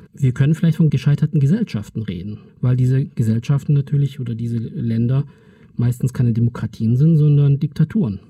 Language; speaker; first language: German; early bilingual, other home language; Turkish